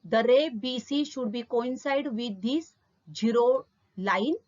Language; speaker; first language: English; non-native, local second language; Marathi